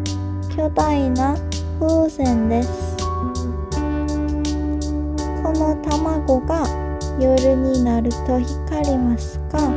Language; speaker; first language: Japanese; non-native, fluent; Korean